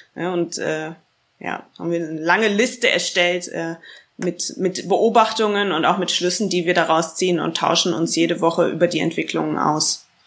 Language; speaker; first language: German; native; German